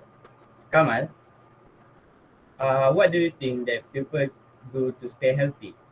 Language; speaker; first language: English; non-native, local second language; Malay